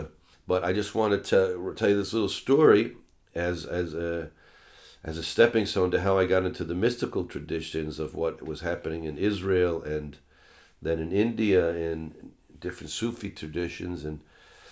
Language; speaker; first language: English; native; English